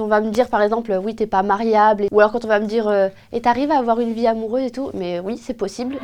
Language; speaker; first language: French; native; French